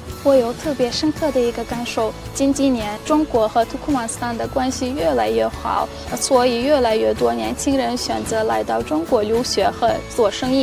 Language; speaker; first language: Chinese; non-native, fluent; Turkmen